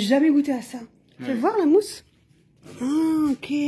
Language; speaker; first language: French; native; French